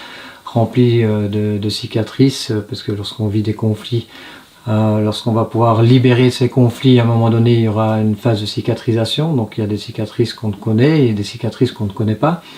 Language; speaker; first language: French; native; French